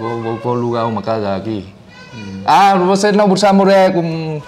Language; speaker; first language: Portuguese; non-native, learner; Vietnamese